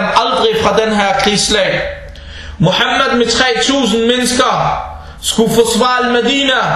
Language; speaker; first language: Danish; non-native, fluent; Arabic